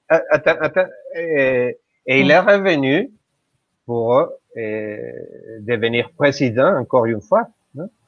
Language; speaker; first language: French; non-native, fluent; Spanish